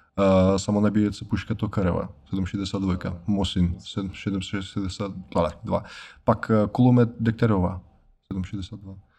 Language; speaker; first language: Czech; non-native, fluent; Russian